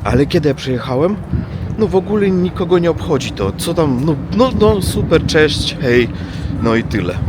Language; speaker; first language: Polish; non-native, learner; Russian